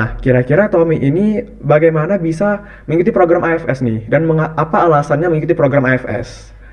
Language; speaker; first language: Indonesian; native; Indonesian